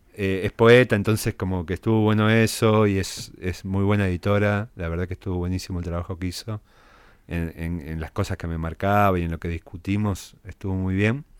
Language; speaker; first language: Spanish; native; Spanish